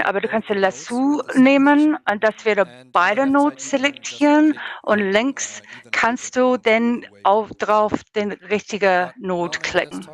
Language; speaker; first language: German; non-native, learner; English